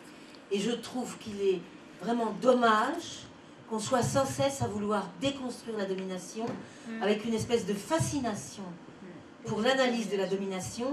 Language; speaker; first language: French; native; French